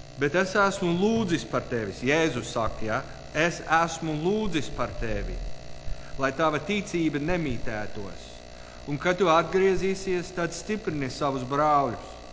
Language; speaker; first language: Latvian; non-native, learner; English